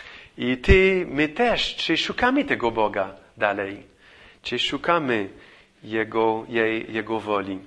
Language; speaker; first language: Polish; non-native, fluent; English